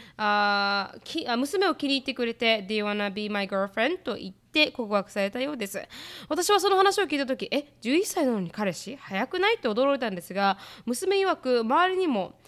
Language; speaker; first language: Japanese; native; Japanese